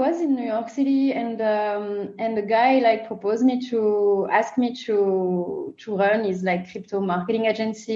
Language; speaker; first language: English; non-native, fluent; French